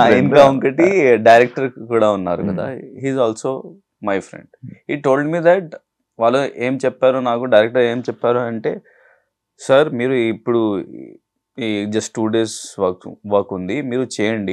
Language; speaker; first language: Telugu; non-native, learner; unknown